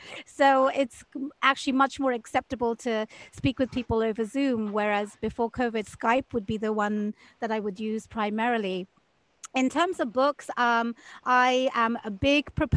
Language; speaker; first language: English; native; English